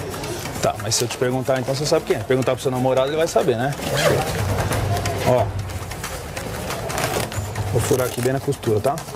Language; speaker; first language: Portuguese; native; Portuguese